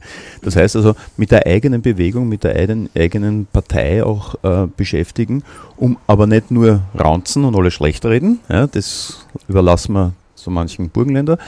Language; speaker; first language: German; native; German